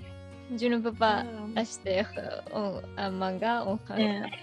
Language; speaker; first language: French; non-native, learner; Japanese